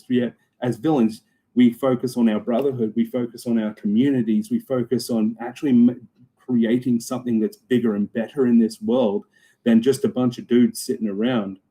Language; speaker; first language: English; native; English